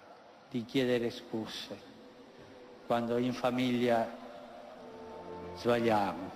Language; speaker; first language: Italian; non-native, fluent; Spanish